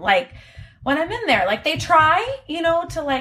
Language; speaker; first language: English; early bilingual, other home language; Norwegian